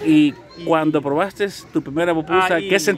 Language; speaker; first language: Spanish; native; Spanish